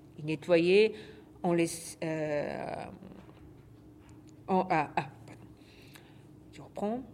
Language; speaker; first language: French; non-native, fluent; Japanese